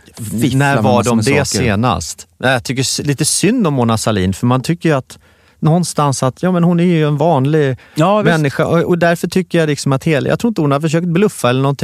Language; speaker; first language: Swedish; native; Swedish